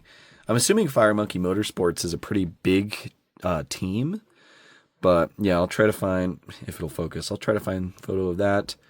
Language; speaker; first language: English; native; English